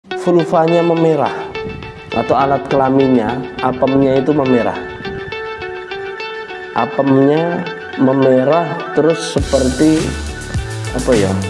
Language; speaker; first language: Indonesian; non-native, local second language; Javanese